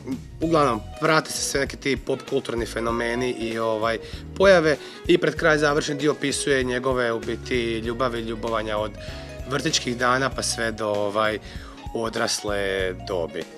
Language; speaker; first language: Croatian; native; Croatian